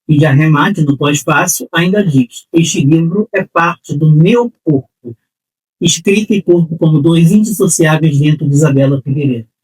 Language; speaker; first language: Portuguese; native; Portuguese